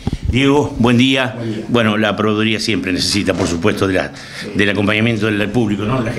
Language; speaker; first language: Spanish; native; Spanish